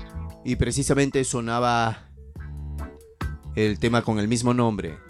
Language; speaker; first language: Spanish; native; Spanish